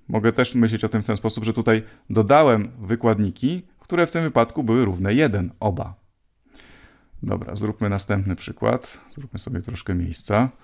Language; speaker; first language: Polish; native; Polish